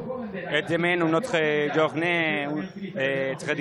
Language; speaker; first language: French; non-native, learner; Basque